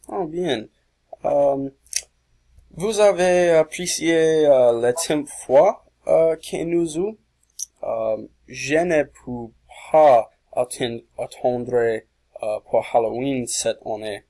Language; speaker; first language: French; non-native, learner; English